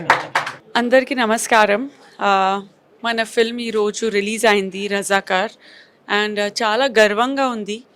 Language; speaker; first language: Telugu; non-native, fluent; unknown